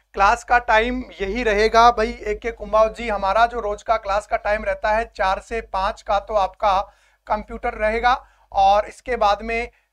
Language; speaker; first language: Hindi; native; Hindi